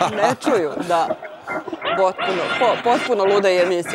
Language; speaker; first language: Serbian; native; Serbian